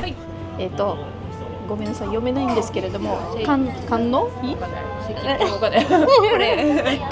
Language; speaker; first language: Japanese; non-native, fluent; Russian